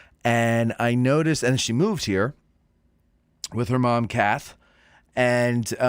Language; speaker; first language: English; native; English